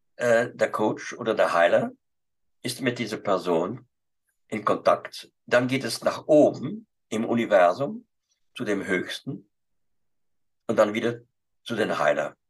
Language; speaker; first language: German; non-native, fluent; French